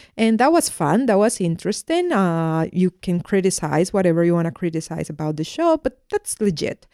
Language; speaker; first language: English; non-native, fluent; Spanish